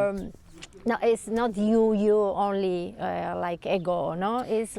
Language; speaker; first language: English; non-native, learner; Spanish